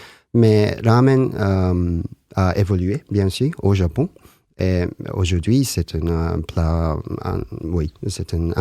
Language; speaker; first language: French; non-native, learner; Japanese